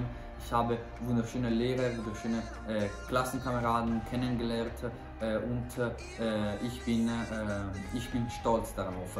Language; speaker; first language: German; non-native, fluent; Italian